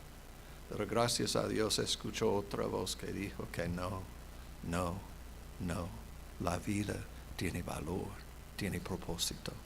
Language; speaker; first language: Spanish; non-native, fluent; English